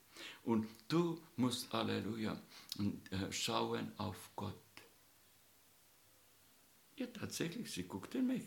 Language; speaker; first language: German; non-native, fluent; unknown